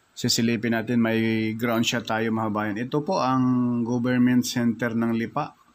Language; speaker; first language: Filipino; native; Filipino